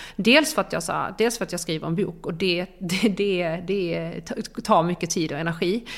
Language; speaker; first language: Swedish; native; Swedish